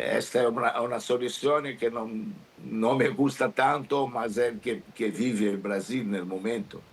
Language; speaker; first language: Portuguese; non-native, learner; Spanish